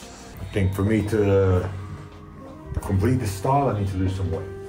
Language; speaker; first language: English; native; English